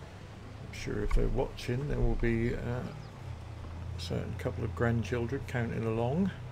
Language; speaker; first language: English; native; English